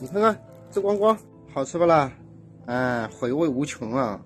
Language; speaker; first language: Chinese; native; Chinese